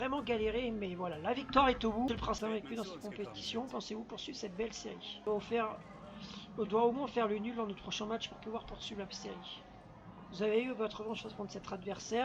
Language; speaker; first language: French; native; French